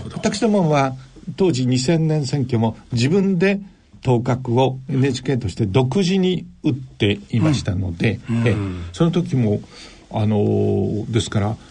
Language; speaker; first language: Japanese; native; Japanese